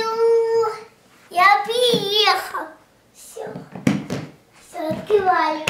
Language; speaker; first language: Russian; early bilingual, heritage; Russian